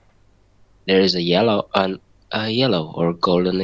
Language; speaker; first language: English; non-native, learner; Indonesian